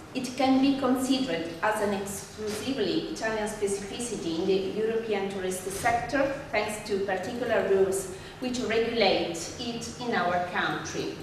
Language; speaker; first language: English; non-native, fluent; Italian